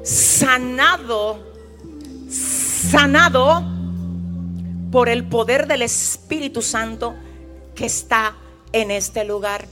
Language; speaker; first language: Spanish; native; Spanish